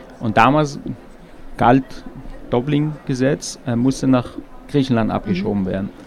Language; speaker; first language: German; non-native, fluent; Persian